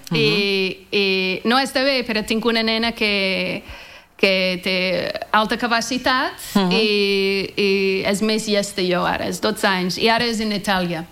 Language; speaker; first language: Catalan; non-native, learner; English